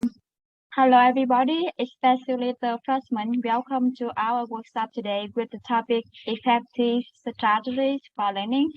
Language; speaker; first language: English; non-native, learner; Vietnamese